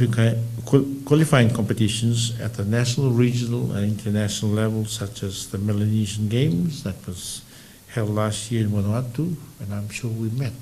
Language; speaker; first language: English; non-native, local second language; Fijian